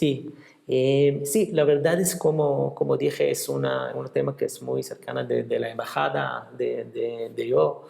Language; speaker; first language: Spanish; non-native, fluent; Hebrew